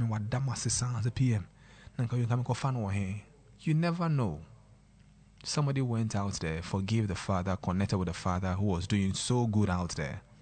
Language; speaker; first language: English; non-native, local second language; Akan